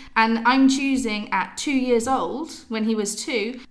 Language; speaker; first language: English; native; English